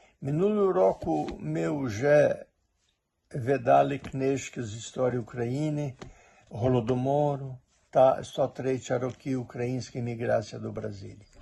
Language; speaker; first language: Ukrainian; early bilingual, heritage; Portuguese